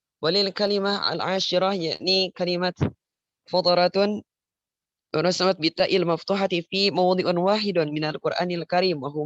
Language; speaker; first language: Arabic; non-native, learner; Indonesian